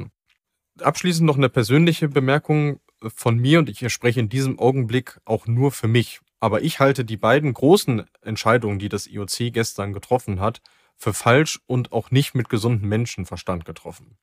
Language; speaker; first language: German; native; German